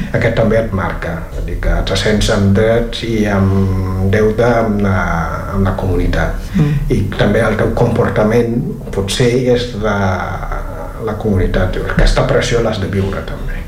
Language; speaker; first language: Catalan; non-native, fluent; Wolof